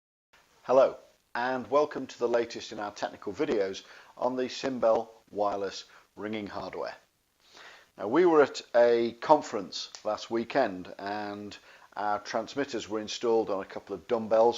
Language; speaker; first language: English; native; English